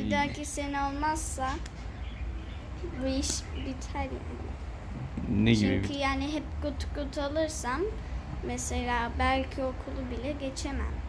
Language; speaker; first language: Turkish; early bilingual, heritage; Turkish